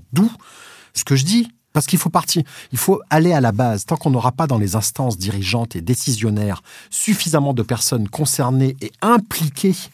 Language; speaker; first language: French; native; French